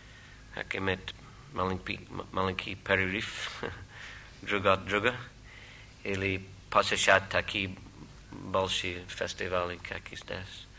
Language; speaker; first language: Russian; non-native, fluent; English